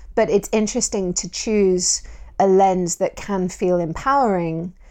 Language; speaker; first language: English; native; English